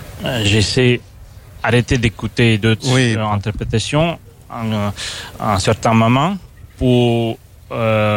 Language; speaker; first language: French; non-native, fluent; Russian